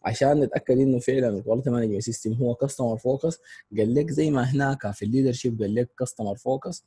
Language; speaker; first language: Arabic; native; Arabic